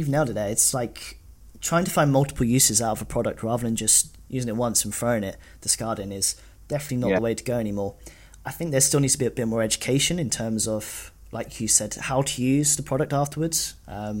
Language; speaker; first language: English; native; English